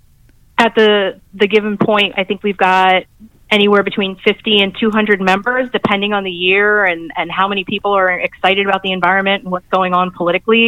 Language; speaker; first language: English; native; English